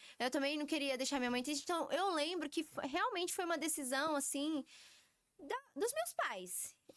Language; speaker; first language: Portuguese; early bilingual, heritage; Portuguese